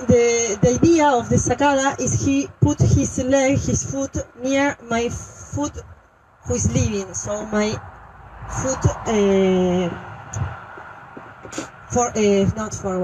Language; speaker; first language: English; non-native, learner; French